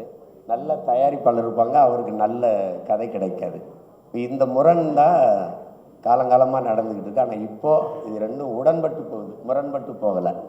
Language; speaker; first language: Tamil; native; Tamil